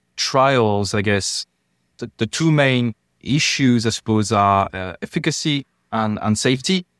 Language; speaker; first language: English; non-native, fluent; French